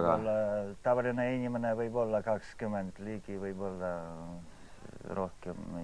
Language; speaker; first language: Estonian; non-native, learner; Ukrainian